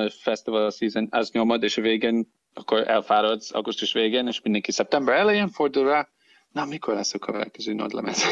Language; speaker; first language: Hungarian; non-native, fluent; English